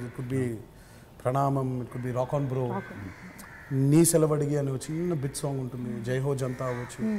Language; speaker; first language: Telugu; native; Telugu